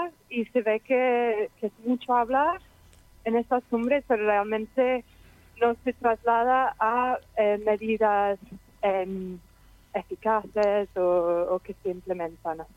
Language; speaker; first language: Spanish; non-native, fluent; English